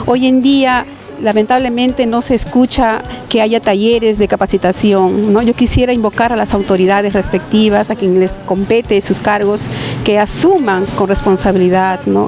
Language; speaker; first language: Spanish; native; Spanish